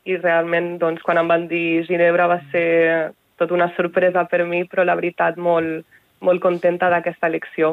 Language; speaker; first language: Catalan; native; Catalan